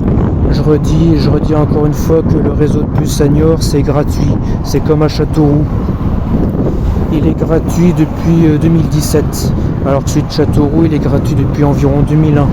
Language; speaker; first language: French; native; French